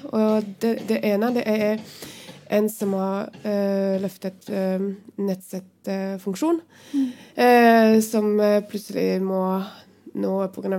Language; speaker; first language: Norwegian; non-native, fluent; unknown